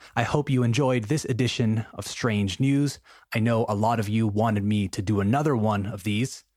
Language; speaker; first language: English; non-native, fluent; Spanish